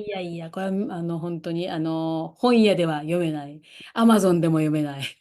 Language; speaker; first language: Japanese; native; Japanese